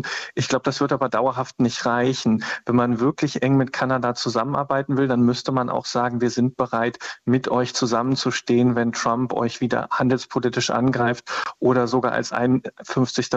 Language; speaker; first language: German; native; German